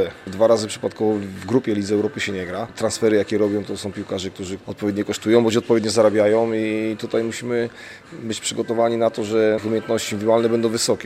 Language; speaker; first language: Polish; native; Polish